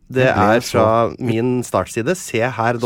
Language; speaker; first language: Norwegian; native; Norwegian